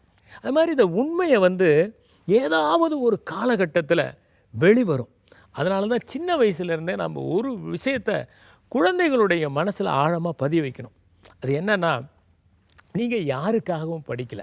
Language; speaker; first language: Tamil; native; Tamil